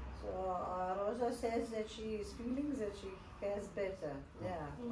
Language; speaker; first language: English; non-native, learner; Russian